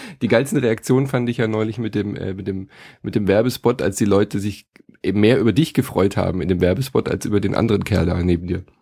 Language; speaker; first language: German; native; German